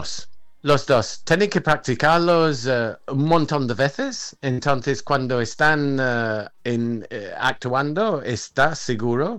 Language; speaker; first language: Spanish; non-native, fluent; English